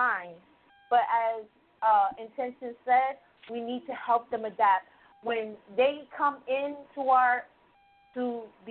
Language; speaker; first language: English; early bilingual, other home language; Spanish